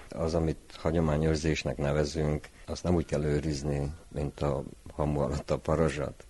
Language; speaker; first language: Hungarian; native; Hungarian